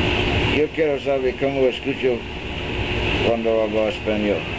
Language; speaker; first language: Spanish; non-native, learner; English